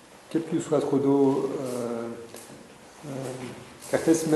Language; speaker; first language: Lithuanian; non-native, learner; French